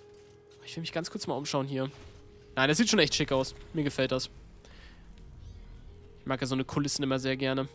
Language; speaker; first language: German; native; German